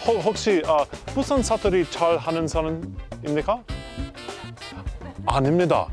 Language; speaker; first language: Korean; non-native, learner; English